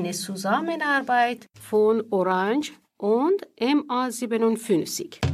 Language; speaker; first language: German; non-native, learner; Persian